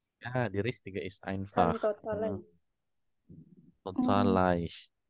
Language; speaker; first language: German; non-native, fluent; Indonesian